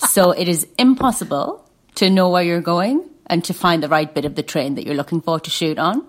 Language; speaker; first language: English; native; English